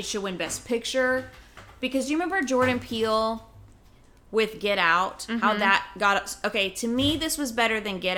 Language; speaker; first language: English; native; English